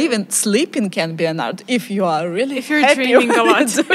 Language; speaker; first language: English; non-native, learner; Ukrainian